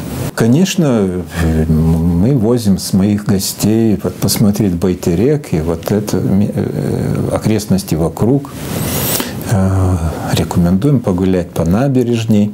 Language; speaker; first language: Russian; non-native, fluent; Lithuanian